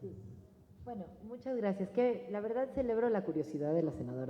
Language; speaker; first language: Spanish; native; Spanish